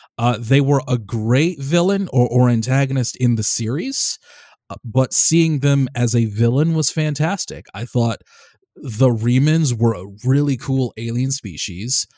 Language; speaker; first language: English; native; English